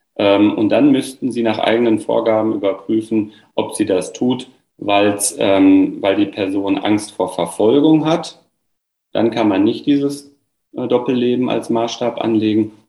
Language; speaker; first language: German; native; German